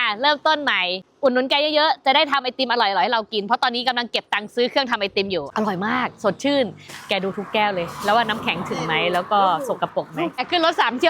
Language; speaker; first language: Thai; native; Thai